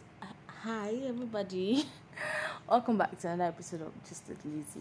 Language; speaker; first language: English; non-native, local second language; Yoruba